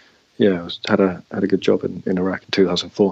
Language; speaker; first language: English; native; English